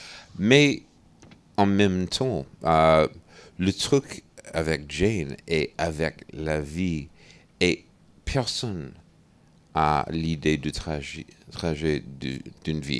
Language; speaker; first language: French; non-native, fluent; English